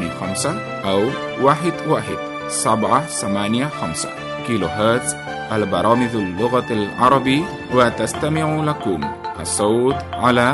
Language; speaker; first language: Arabic; non-native, fluent; Indonesian